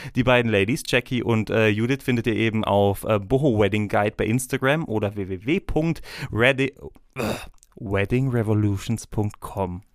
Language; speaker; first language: German; native; German